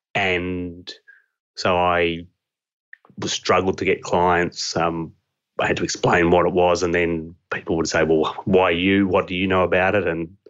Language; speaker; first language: English; native; English